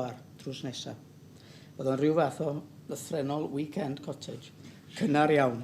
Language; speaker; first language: Welsh; native; Welsh